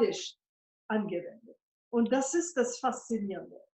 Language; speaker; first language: German; non-native, fluent; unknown